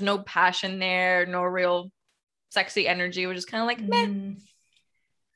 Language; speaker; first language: English; native; English